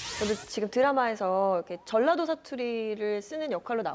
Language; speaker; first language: Korean; native; Korean